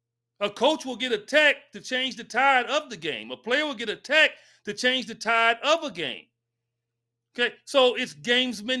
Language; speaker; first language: English; native; English